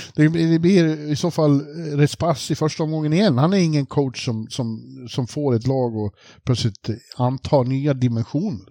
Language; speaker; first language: Swedish; native; Swedish